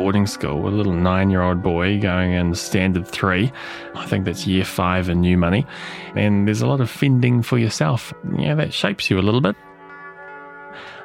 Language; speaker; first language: English; native; English